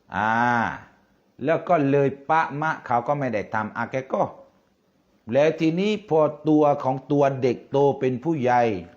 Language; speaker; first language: Thai; non-native, local second language; Malay